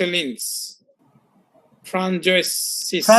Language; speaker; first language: German; non-native, learner; Bangla